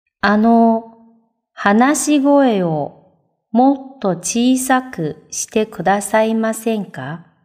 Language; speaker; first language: Japanese; non-native, fluent; Chinese